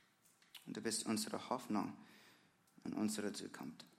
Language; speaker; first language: German; non-native, learner; English